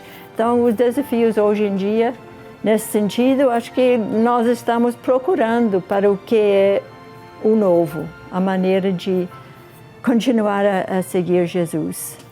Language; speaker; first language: Portuguese; non-native, fluent; English